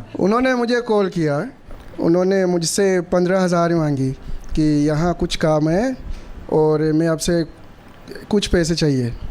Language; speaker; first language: Hindi; non-native, fluent; Swahili